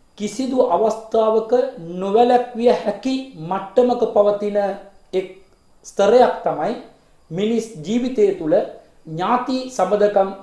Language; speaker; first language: Sinhala; non-native, local second language; Tamil